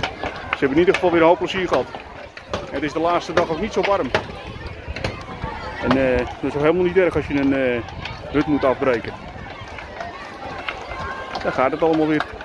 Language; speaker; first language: Dutch; native; Dutch